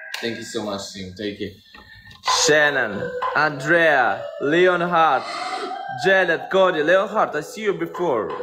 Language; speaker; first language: English; non-native, learner; Russian